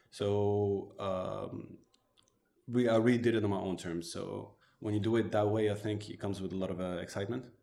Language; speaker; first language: English; non-native, fluent; Arabic